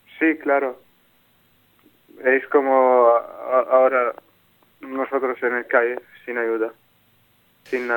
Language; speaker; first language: Spanish; non-native, learner; Arabic